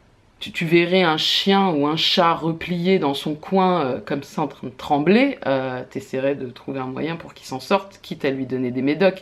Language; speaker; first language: French; native; French